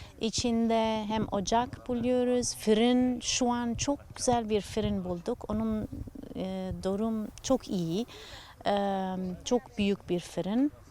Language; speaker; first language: Turkish; non-native, learner; Italian